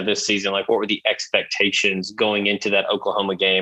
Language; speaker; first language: English; native; English